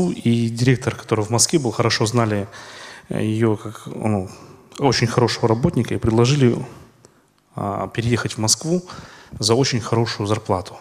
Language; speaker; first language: Russian; native; Russian